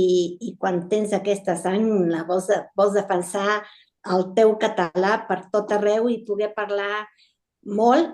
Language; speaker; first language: Catalan; early bilingual, heritage; Spanish